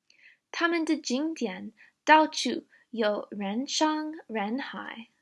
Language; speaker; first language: Chinese; non-native, learner; English